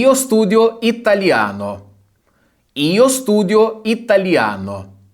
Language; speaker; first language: Italian; non-native, fluent; Portuguese